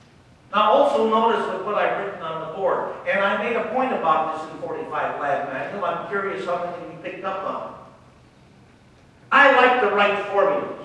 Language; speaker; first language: English; native; English